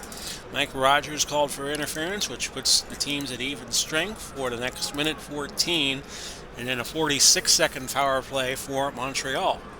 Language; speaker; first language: English; native; English